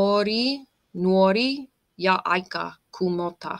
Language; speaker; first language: Finnish; non-native, learner; English